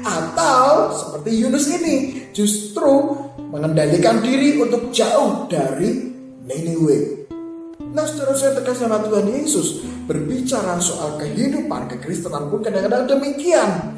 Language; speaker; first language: Indonesian; native; Indonesian